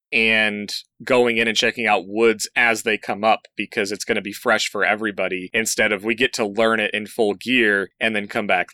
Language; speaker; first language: English; native; English